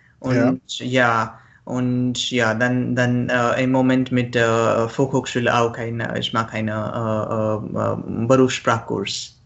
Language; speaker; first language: German; non-native, learner; Marathi